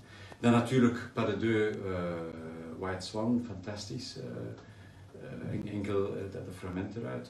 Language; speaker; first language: Dutch; native; Dutch